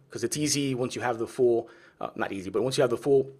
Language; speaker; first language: English; early bilingual, other home language; Spanish